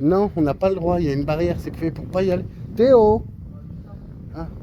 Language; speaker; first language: French; native; French